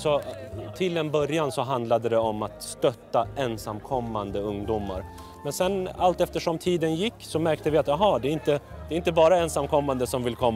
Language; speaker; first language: Swedish; native; Swedish